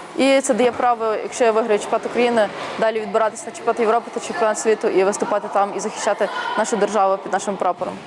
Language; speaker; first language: Ukrainian; native; Ukrainian